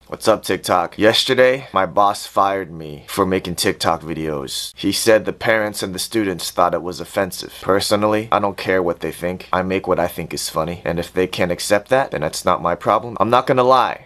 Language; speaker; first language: English; early bilingual, other home language; Chinese